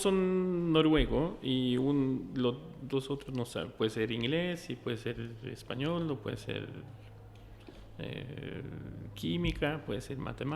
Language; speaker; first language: Spanish; non-native, fluent; Norwegian